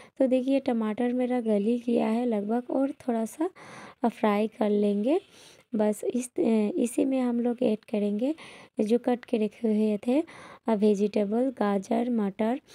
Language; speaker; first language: Hindi; non-native, local second language; Bangla